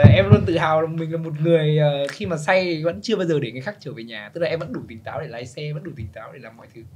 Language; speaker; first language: Vietnamese; native; Vietnamese